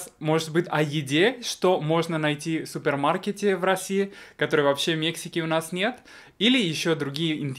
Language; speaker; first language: Russian; non-native, fluent; Spanish